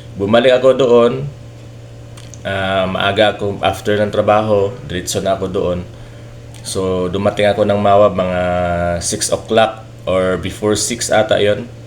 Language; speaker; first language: Filipino; non-native, local second language; Cebuano